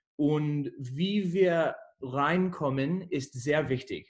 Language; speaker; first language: German; non-native, fluent; English